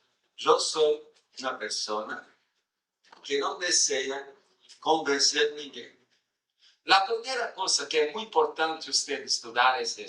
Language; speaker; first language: Spanish; non-native, learner; Portuguese